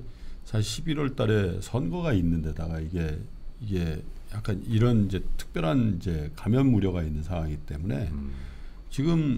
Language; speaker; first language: Korean; native; Korean